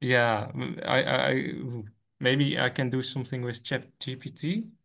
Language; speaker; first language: English; non-native, fluent; Dutch